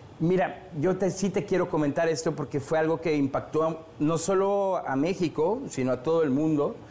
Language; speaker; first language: Spanish; native; Spanish